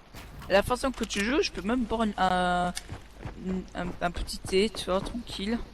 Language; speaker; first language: French; native; French